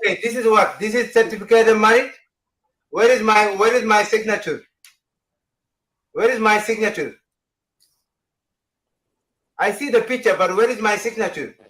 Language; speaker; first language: English; non-native, learner; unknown